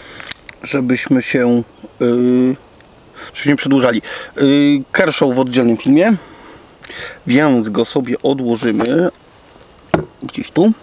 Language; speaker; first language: Polish; native; Polish